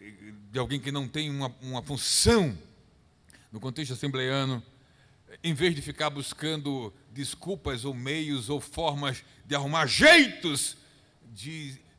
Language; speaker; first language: Portuguese; native; Portuguese